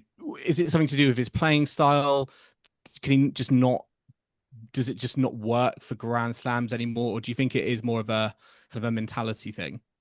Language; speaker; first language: English; native; English